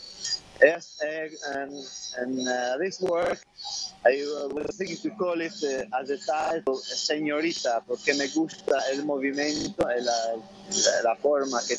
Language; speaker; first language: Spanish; non-native, learner; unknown